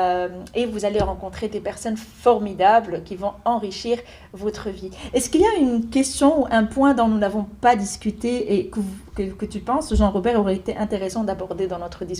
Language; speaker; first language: French; native; French